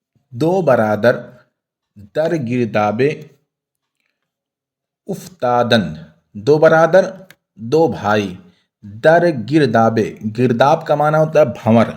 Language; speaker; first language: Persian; non-native, fluent; Urdu